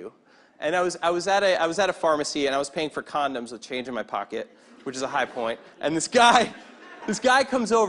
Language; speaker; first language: English; native; English